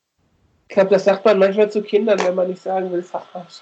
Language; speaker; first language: German; native; German